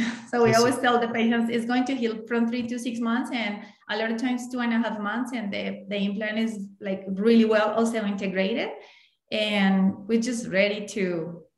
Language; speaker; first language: English; non-native, fluent; Spanish